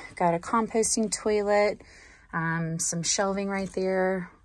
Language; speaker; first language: English; native; English